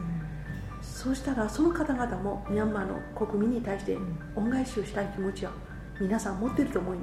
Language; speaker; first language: Japanese; non-native, fluent; Burmese